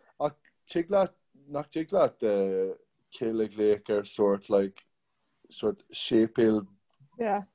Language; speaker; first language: Irish; non-native, local second language; English